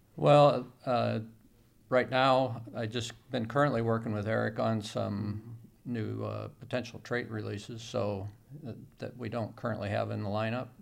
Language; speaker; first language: English; native; English